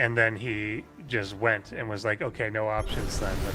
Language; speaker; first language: English; native; English